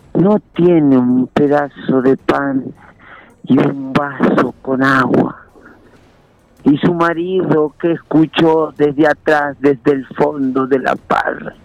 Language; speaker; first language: Spanish; native; Spanish